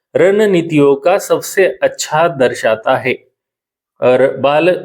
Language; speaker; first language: Hindi; non-native, local second language; Marathi